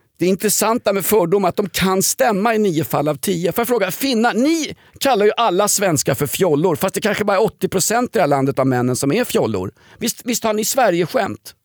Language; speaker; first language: Swedish; native; Swedish